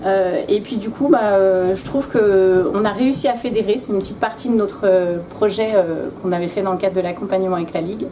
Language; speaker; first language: French; native; French